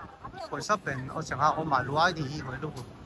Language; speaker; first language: Chinese; native; Chinese